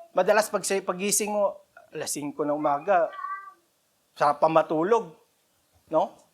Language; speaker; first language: Filipino; non-native, local second language; Cebuano